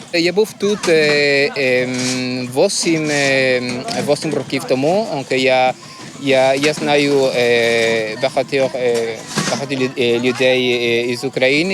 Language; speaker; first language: Ukrainian; non-native, learner; Spanish